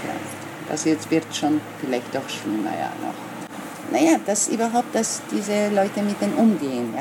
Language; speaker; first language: German; non-native, learner; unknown